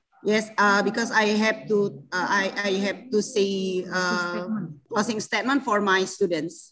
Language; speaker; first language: English; non-native, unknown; Indonesian